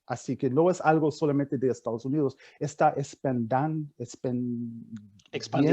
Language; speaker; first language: Spanish; non-native, fluent; English